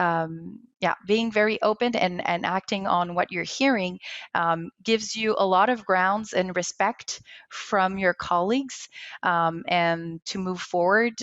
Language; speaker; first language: English; non-native, local second language; French